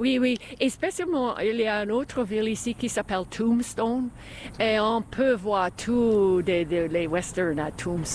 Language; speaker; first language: French; non-native, fluent; English